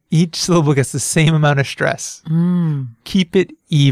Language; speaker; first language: English; native; English